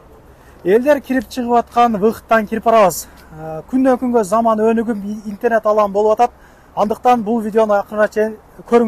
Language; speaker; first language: Kyrgyz; native; Kyrgyz